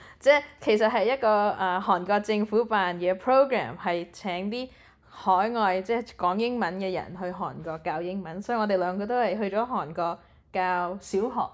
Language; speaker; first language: Cantonese; early bilingual, heritage; Cantonese